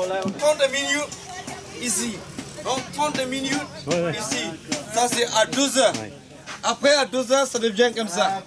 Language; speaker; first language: French; non-native, learner; Burmese